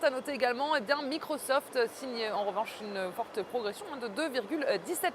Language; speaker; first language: French; native; French